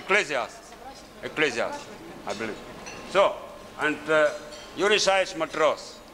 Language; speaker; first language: English; non-native, learner; Russian